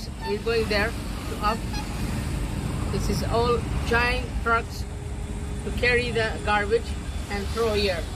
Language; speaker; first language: English; non-native, learner; Hindi